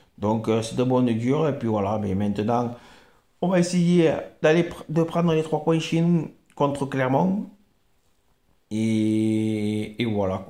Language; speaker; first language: French; native; French